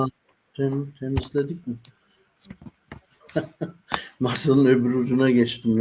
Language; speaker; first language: Turkish; early bilingual, heritage; Turkish